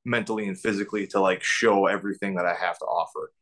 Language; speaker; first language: English; native; English